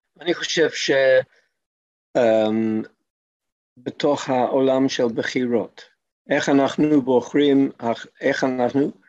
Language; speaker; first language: Hebrew; non-native, fluent; English